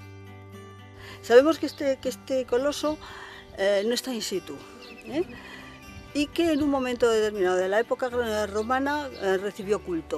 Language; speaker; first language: Spanish; native; Spanish